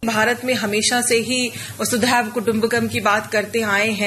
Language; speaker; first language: Hindi; native; Hindi